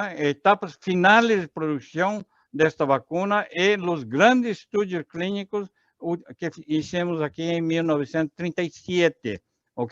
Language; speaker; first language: Spanish; non-native, learner; Portuguese